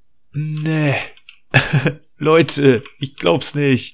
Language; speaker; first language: German; native; German